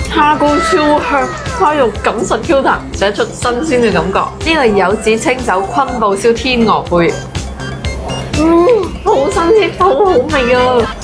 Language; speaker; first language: Cantonese; native; Cantonese